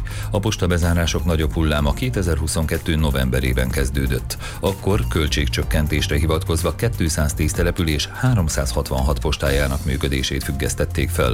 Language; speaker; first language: Hungarian; native; Hungarian